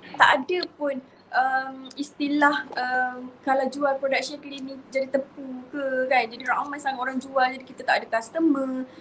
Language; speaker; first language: Malay; native; Malay